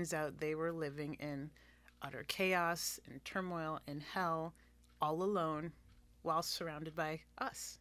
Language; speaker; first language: English; non-native, fluent; Spanish